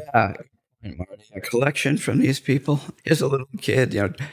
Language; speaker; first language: English; native; English